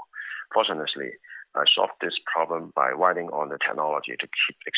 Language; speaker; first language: English; non-native, local second language; Cantonese